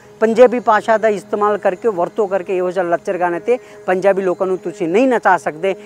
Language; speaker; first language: Punjabi; non-native, fluent; Kannada